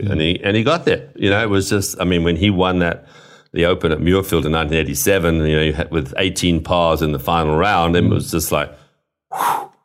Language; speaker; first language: English; native; English